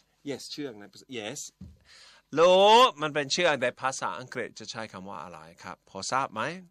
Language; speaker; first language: Thai; non-native, fluent; English